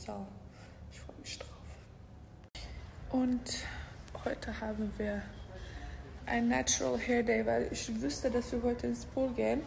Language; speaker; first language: German; non-native, fluent; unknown